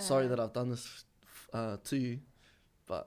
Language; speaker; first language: English; native; English